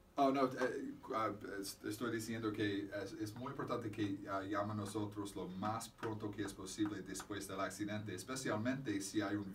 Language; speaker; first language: Spanish; non-native, fluent; English